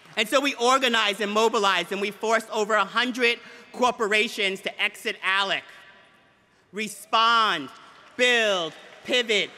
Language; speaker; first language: English; native; English